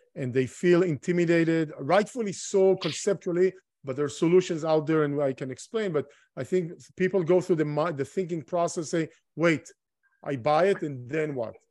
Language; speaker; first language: English; non-native, fluent; Hebrew